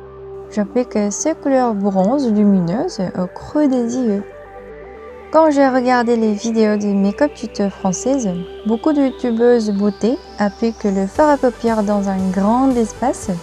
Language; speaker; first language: French; non-native, learner; Korean